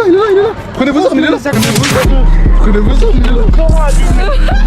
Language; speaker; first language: French; native; French